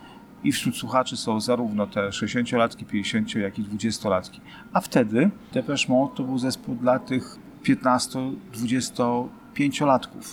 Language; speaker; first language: Polish; native; Polish